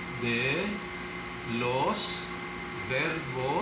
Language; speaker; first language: Spanish; non-native, fluent; Filipino